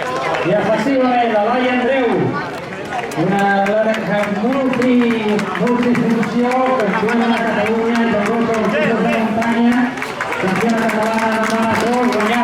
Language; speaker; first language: Catalan; native; Catalan